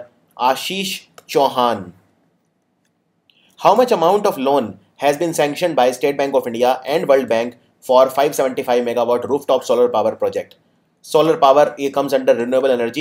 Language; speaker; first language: English; non-native, local second language; Hindi